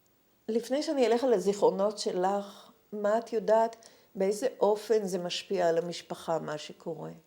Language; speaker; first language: Hebrew; native; Hebrew